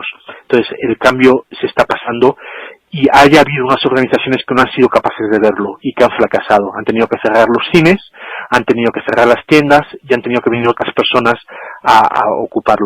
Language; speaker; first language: Spanish; native; Spanish